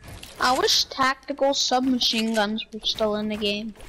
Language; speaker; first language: English; native; English